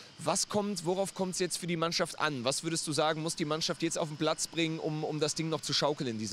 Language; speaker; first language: German; native; German